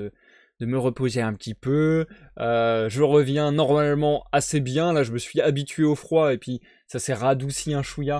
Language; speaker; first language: French; native; French